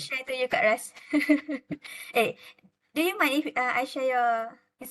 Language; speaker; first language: English; non-native, local second language; Malay